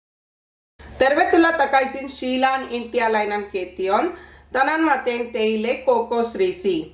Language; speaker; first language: Finnish; non-native, learner; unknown